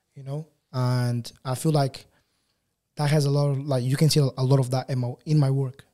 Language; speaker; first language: English; non-native, fluent; Portuguese